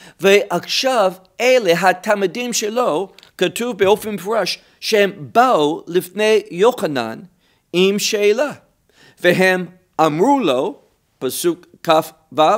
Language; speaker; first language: Hebrew; non-native, fluent; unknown